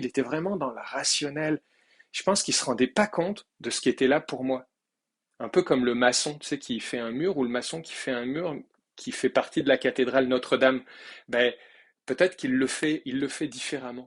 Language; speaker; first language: French; native; French